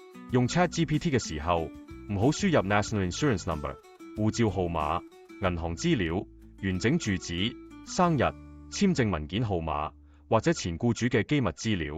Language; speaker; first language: Cantonese; native; Cantonese